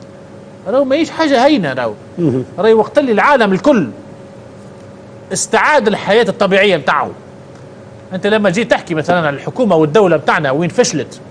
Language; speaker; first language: Arabic; native; Arabic